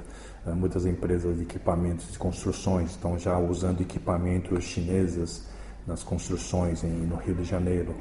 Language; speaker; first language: Portuguese; early bilingual, other home language; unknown